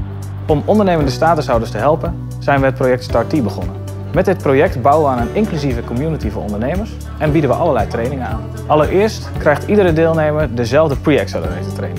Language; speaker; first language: Dutch; native; Dutch